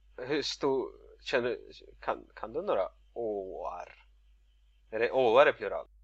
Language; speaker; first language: Swedish; non-native, fluent; Russian